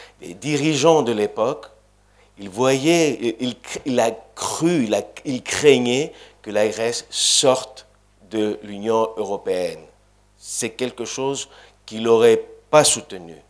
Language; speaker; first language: French; non-native, fluent; Greek